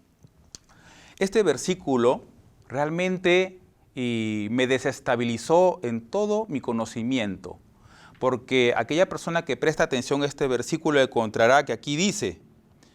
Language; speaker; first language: Spanish; native; Spanish